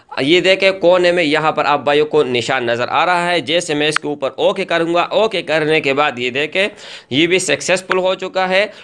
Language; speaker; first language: Urdu; non-native, local second language; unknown